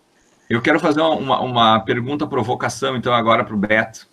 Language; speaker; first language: Portuguese; native; Portuguese